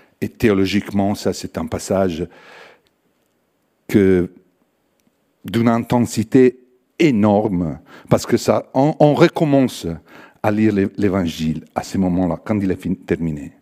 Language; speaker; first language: French; non-native, fluent; Italian